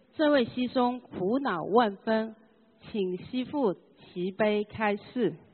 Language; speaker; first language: Chinese; native; Chinese